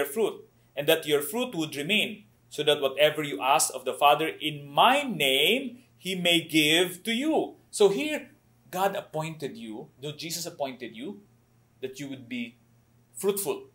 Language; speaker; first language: English; non-native, local second language; Cebuano